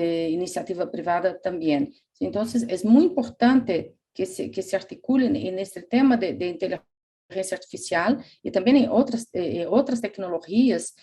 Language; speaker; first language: Spanish; non-native, fluent; Portuguese